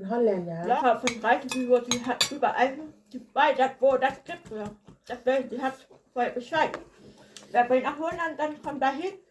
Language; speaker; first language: German; non-native, learner; Thai